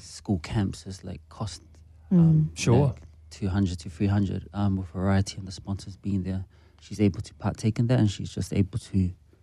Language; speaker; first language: English; native; English